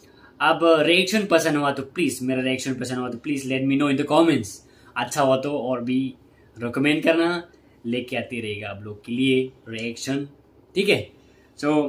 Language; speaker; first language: Hindi; non-native, local second language; Kok Borok